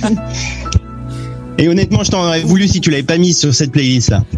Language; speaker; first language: French; native; French